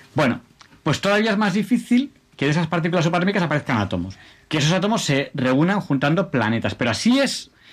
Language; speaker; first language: Spanish; native; Spanish